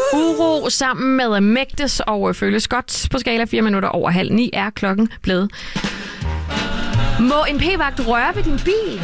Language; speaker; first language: Danish; native; Danish